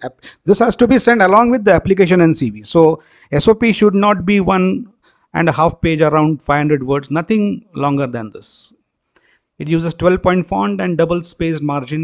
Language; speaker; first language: English; non-native, local second language; Marathi